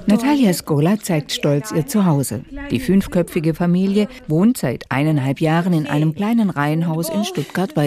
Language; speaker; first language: German; native; German